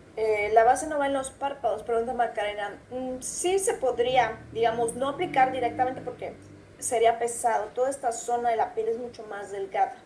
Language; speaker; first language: Spanish; native; Spanish